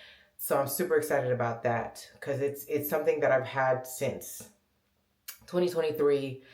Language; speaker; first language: English; native; English